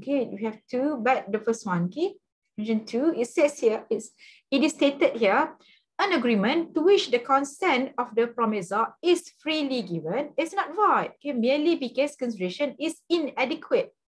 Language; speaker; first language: English; non-native, local second language; Malay